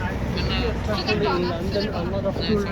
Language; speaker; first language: English; non-native, learner; German